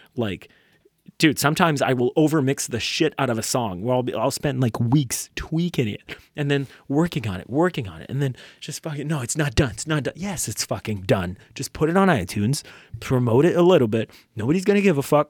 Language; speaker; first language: English; non-native, fluent; French